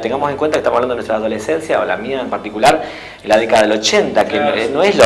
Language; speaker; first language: Spanish; native; Spanish